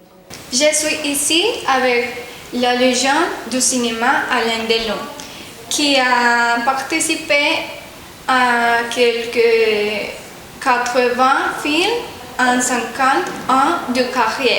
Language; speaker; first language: French; non-native, learner; Spanish